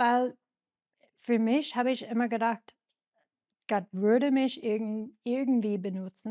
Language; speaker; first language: German; non-native, learner; English